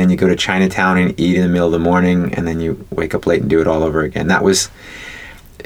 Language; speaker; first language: English; native; English